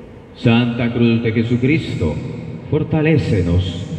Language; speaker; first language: Spanish; native; Spanish